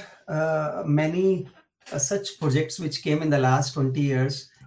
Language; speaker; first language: English; non-native, local second language; Hindi